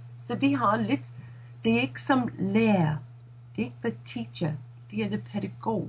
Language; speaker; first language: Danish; non-native, fluent; English